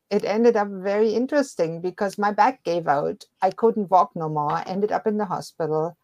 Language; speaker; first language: English; non-native, fluent; German